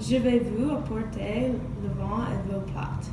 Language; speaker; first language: French; non-native, learner; English